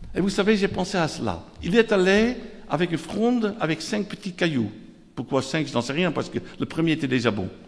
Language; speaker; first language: French; non-native, fluent; Dutch